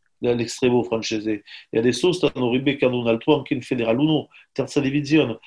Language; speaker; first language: Italian; non-native, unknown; French